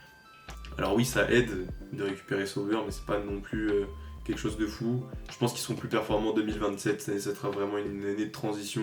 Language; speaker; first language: French; native; French